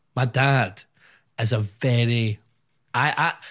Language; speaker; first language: English; native; English